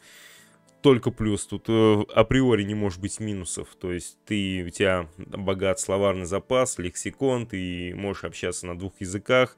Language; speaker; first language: Russian; native; Russian